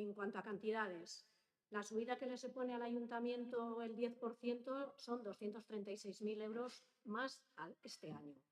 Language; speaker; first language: Spanish; native; Spanish